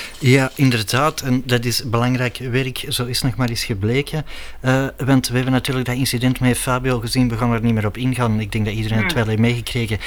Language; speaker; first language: Dutch; native; Dutch